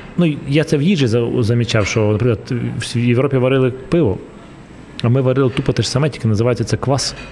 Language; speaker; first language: Ukrainian; non-native, local second language; Russian